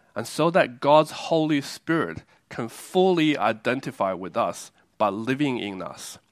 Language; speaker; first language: English; native; English